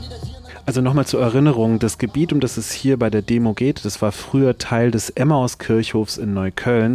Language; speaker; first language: German; native; German